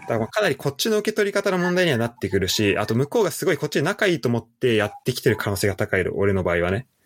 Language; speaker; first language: Japanese; native; Japanese